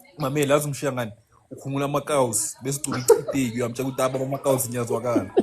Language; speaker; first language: Zulu; native; Zulu